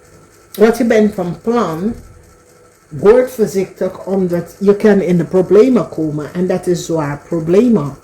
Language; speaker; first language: Dutch; non-native, learner; English